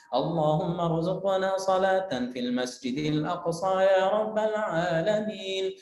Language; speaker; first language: Arabic; native; Arabic